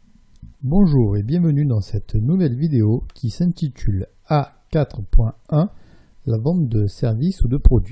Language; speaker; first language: French; native; French